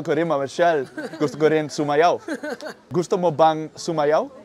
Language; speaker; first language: Filipino; non-native, learner; Dutch